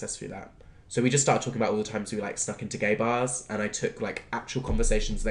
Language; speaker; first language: English; native; English